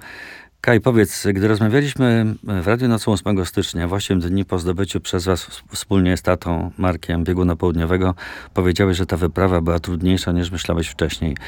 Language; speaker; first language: Polish; native; Polish